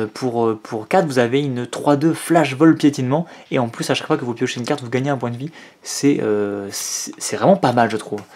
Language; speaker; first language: French; native; French